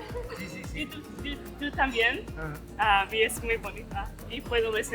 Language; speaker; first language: Spanish; non-native, learner; English